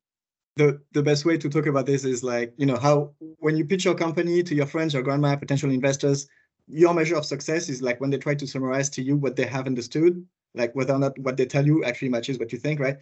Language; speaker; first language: English; non-native, fluent; French